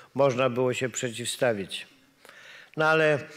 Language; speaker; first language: Polish; native; Polish